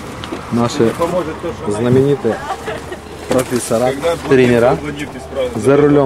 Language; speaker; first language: Russian; native; Russian